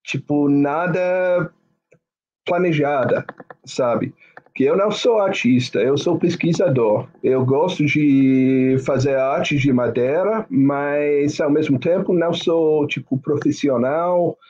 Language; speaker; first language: Portuguese; non-native, fluent; English